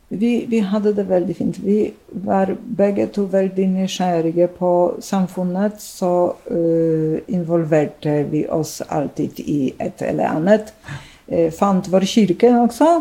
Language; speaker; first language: Norwegian; non-native, fluent; Polish